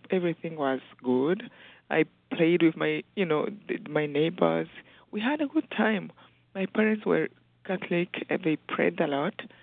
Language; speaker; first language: English; non-native, local second language; Kinyarwanda